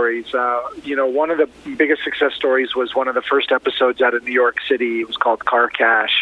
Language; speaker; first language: English; native; English